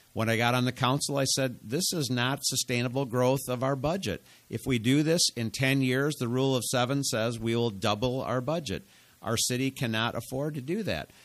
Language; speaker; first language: English; native; English